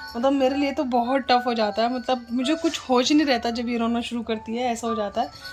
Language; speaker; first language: Hindi; native; Hindi